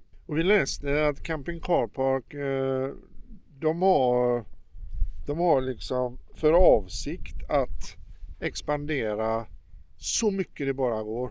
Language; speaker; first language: Swedish; native; Swedish